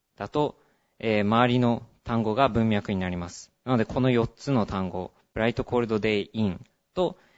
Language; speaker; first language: Japanese; early bilingual, heritage; Japanese